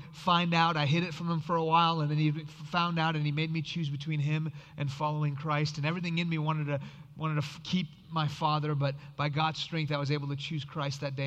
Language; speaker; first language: English; early bilingual, other home language; Persian